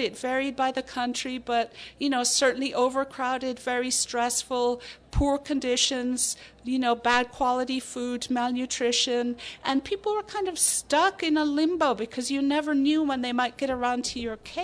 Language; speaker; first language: English; native; English